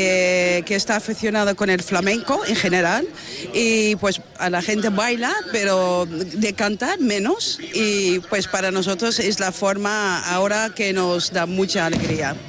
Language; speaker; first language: Spanish; non-native, fluent; Dutch